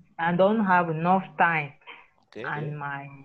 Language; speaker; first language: English; non-native, learner; French